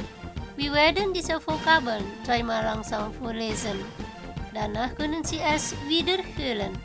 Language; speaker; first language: German; non-native, fluent; Indonesian